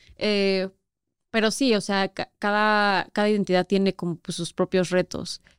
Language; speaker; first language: Spanish; native; Spanish